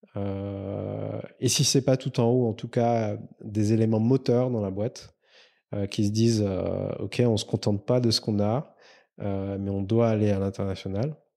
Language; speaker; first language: French; native; French